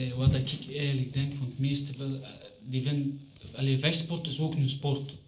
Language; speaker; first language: Dutch; non-native, fluent; Chechen